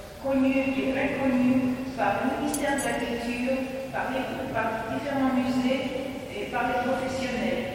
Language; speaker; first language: French; non-native, fluent; Russian